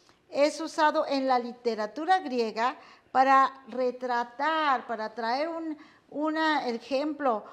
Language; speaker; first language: Spanish; native; Spanish